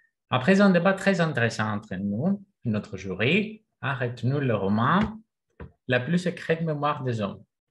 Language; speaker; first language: French; non-native, fluent; Greek